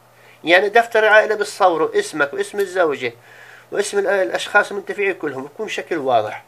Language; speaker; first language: Arabic; native; Arabic